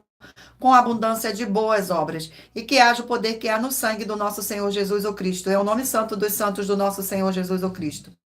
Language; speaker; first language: Portuguese; native; Portuguese